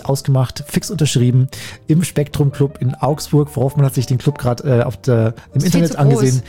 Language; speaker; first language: German; native; German